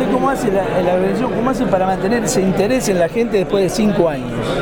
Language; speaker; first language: Spanish; native; Spanish